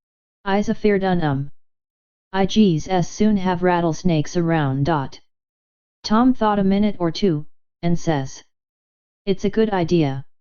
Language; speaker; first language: English; native; English